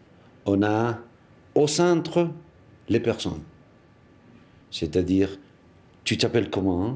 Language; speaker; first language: French; non-native, fluent; Spanish